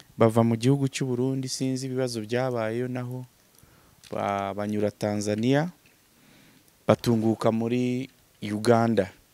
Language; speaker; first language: Kinyarwanda; early bilingual, heritage; Kinyarwanda